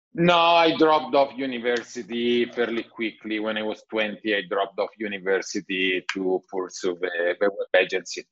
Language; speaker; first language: English; non-native, fluent; Italian